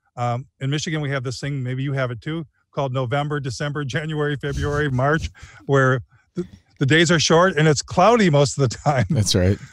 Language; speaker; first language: English; native; English